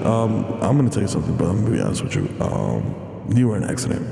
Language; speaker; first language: English; early bilingual, other home language; Spanish